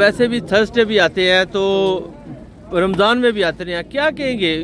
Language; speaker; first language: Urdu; non-native, local second language; Punjabi